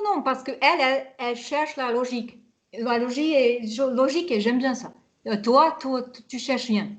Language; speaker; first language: French; non-native, fluent; Hungarian